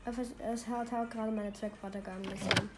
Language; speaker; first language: German; native; German